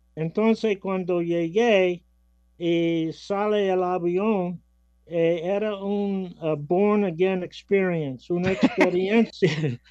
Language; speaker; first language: Spanish; non-native, learner; English